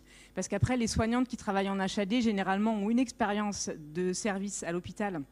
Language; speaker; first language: French; native; French